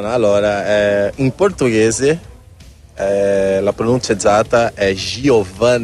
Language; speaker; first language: Italian; non-native, learner; Portuguese